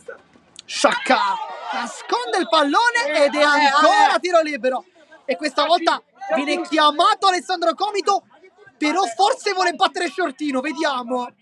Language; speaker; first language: Italian; native; Italian